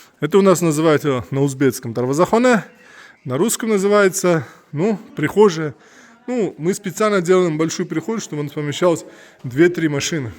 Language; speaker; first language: Russian; non-native, local second language; Uzbek